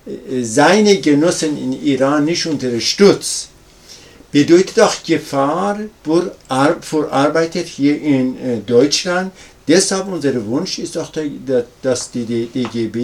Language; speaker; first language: German; non-native, learner; Persian